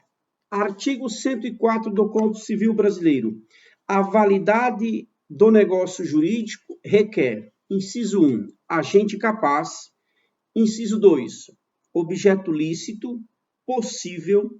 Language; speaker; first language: Portuguese; native; Portuguese